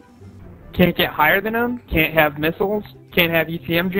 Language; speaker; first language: English; native; English